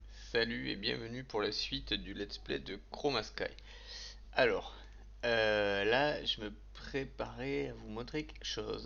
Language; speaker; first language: French; native; French